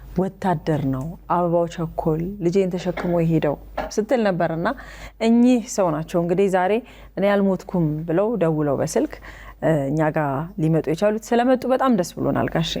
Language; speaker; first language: Amharic; native; Amharic